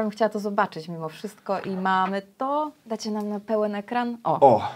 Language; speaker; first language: Polish; native; Polish